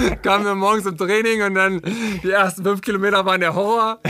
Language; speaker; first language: German; native; German